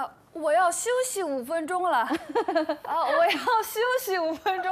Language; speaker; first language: Chinese; non-native, learner; Korean